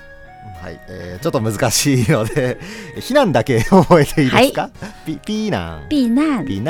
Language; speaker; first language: Japanese; native; Japanese